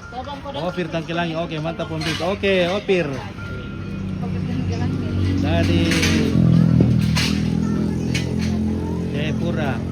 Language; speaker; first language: Indonesian; non-native, local second language; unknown